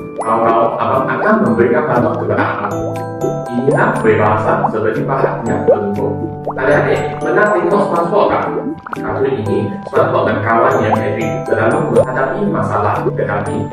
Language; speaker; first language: Malay; non-native, local second language; Chinese